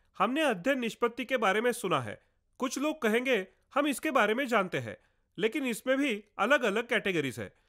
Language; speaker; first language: Hindi; non-native, local second language; Marathi